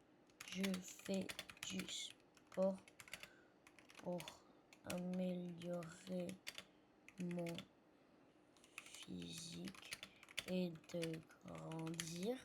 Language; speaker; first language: French; non-native, learner; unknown